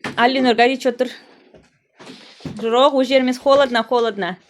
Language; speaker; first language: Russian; non-native, local second language; Kazakh